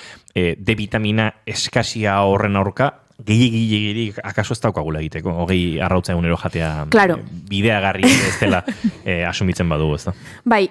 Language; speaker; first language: Basque; native; Basque